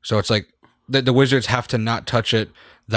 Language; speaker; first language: English; native; English